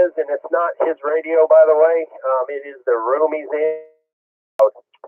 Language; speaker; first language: English; native; English